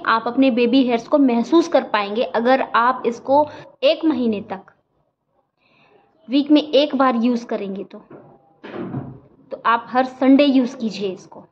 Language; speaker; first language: Hindi; native; Hindi